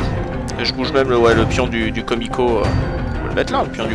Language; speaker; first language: French; native; French